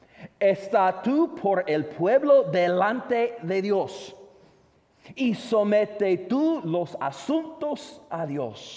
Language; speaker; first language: Spanish; non-native, fluent; English